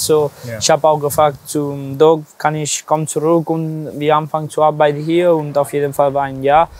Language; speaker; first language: German; non-native, learner; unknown